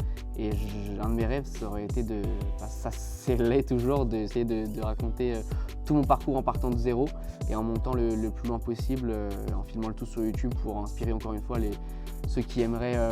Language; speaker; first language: French; native; French